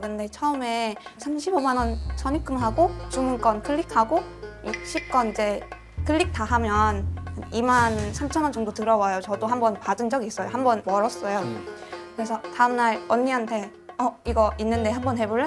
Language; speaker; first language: Korean; non-native, fluent; Vietnamese